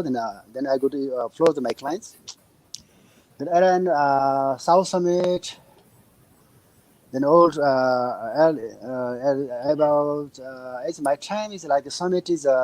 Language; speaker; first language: English; non-native, learner; Nepali